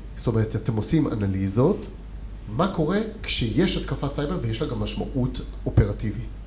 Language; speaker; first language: Hebrew; native; Hebrew